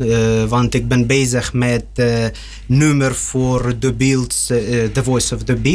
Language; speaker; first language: Dutch; non-native, learner; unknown